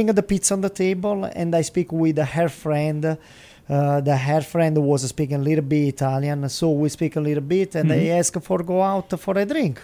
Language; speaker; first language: English; non-native, learner; Italian